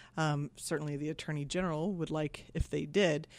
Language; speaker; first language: English; native; English